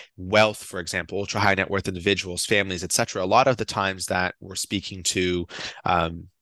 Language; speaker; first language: English; non-native, fluent; Portuguese